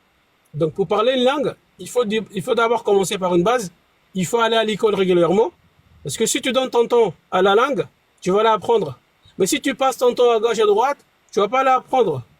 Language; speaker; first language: French; non-native, fluent; Arabic